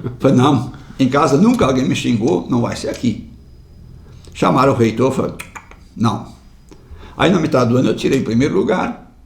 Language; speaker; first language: Portuguese; non-native, local second language; German